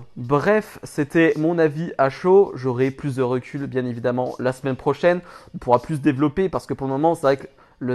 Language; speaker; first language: French; native; French